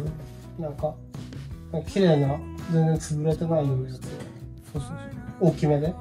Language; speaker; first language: Japanese; native; Japanese